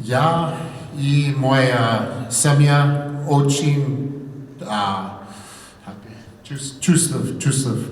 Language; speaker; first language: Russian; non-native, learner; English